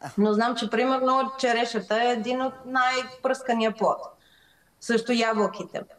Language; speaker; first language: Bulgarian; early bilingual, heritage; Bulgarian